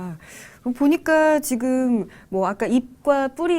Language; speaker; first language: Korean; native; Korean